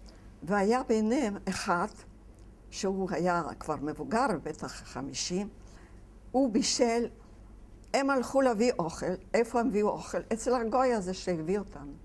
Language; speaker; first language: Hebrew; non-native, fluent; Yiddish